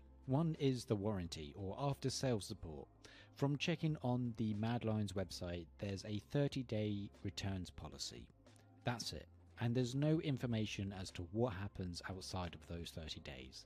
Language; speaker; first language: English; native; English